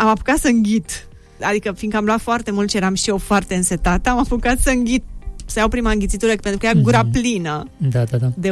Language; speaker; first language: Romanian; native; Romanian